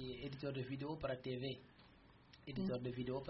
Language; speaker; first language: Spanish; non-native, learner; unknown